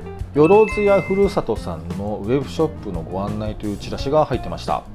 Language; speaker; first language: Japanese; native; Japanese